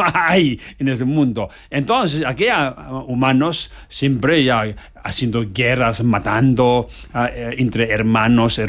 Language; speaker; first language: Spanish; non-native, learner; Tibetan